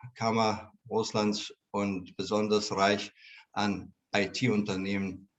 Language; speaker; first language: German; non-native, fluent; Russian